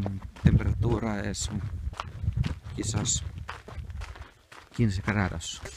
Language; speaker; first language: Spanish; non-native, learner; Finnish